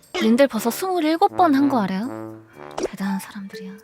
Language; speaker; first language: Korean; native; Korean